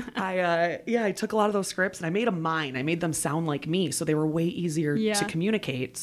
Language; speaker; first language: English; native; English